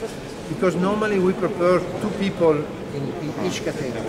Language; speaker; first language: English; non-native, learner; Italian